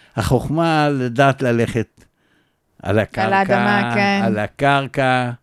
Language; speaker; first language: Hebrew; native; Hebrew